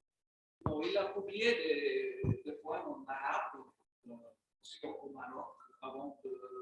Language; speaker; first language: French; non-native, learner; Maltese